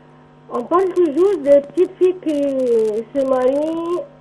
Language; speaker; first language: French; non-native, local second language; Arabic